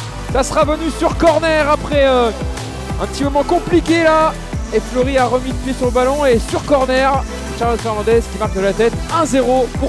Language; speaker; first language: French; native; French